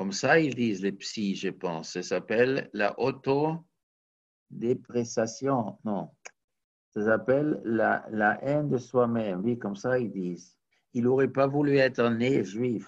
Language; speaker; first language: French; native; French